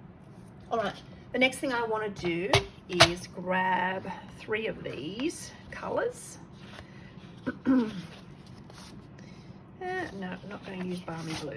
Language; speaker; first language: English; native; English